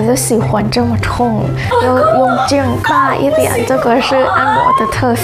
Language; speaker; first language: Chinese; non-native, fluent; Thai